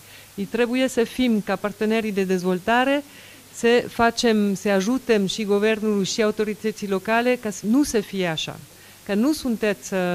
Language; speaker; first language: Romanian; non-native, learner; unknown